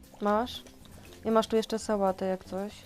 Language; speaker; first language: Polish; native; Polish